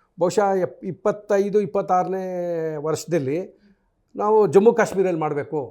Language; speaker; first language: Kannada; non-native, local second language; Telugu